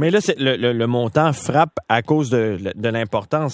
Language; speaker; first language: French; native; French